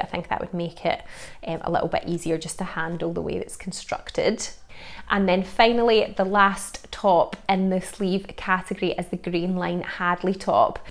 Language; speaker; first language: English; native; English